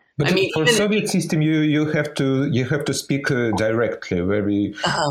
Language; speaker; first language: English; non-native, fluent; Russian